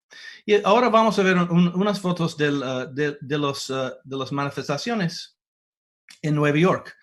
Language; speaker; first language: Spanish; non-native, fluent; English